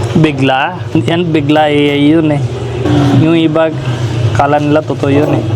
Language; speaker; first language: Filipino; non-native, learner; Hindi